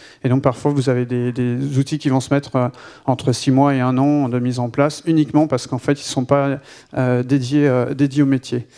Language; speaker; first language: French; native; French